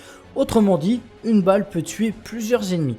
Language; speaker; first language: French; native; French